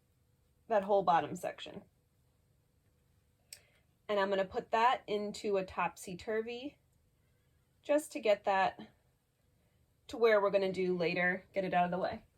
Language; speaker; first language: English; native; English